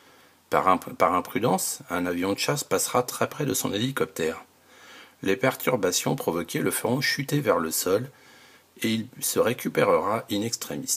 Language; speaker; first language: French; native; French